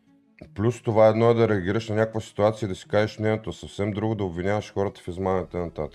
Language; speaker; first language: Bulgarian; native; Bulgarian